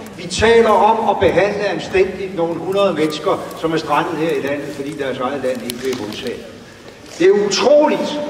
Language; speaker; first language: Danish; native; Danish